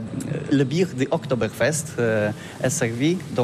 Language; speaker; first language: French; non-native, learner; Polish